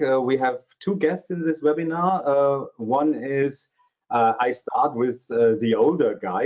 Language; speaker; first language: English; non-native, fluent; German